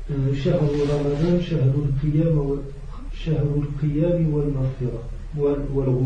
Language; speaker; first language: Arabic; non-native, learner; French